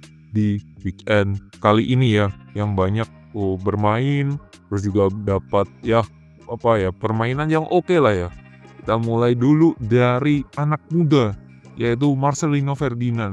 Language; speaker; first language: Indonesian; native; Indonesian